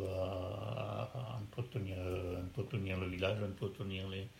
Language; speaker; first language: French; native; French